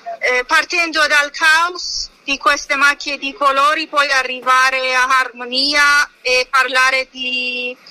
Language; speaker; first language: Italian; non-native, learner; Persian